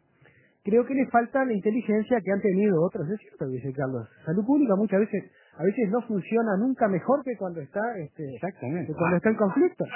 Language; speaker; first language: Spanish; native; Spanish